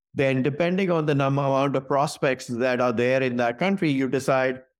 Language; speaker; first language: English; non-native, local second language; Hindi